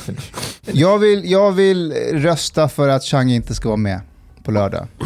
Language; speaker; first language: Swedish; early bilingual, other home language; Persian